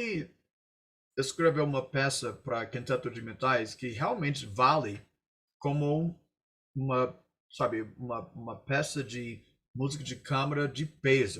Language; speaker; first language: Portuguese; non-native, fluent; English